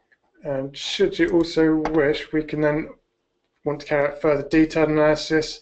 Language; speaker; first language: English; native; English